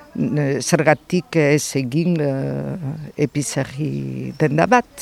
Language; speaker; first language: Basque; non-native, local second language; French